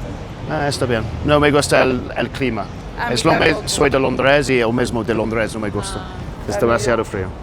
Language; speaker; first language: Spanish; non-native, learner; English